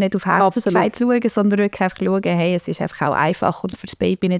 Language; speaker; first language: German; native; German